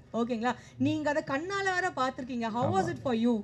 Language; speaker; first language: Tamil; native; Tamil